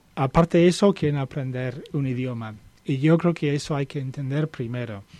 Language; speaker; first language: Spanish; non-native, fluent; English